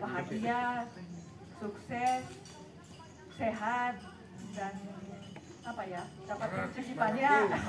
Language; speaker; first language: Indonesian; non-native, learner; Japanese